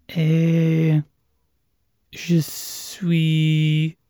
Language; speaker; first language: French; non-native, learner; English